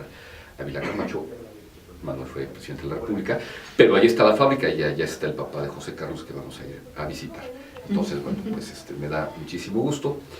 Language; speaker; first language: Spanish; native; Spanish